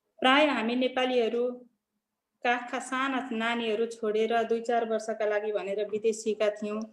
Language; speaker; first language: Nepali; native; Nepali